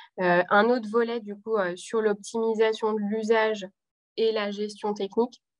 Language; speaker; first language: French; native; French